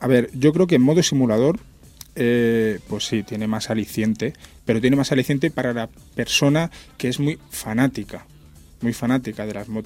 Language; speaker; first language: Spanish; native; Spanish